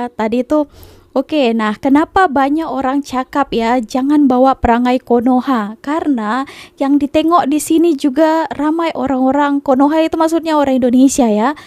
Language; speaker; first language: Indonesian; native; Indonesian